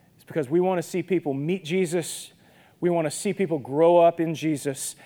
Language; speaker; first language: English; native; English